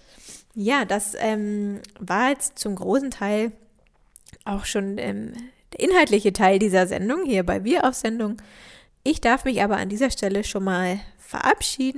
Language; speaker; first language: German; native; German